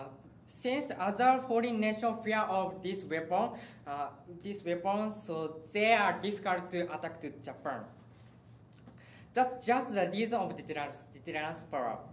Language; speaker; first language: English; non-native, learner; Japanese